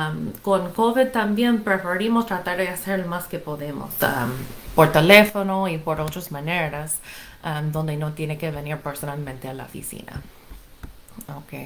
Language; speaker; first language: Spanish; non-native, fluent; English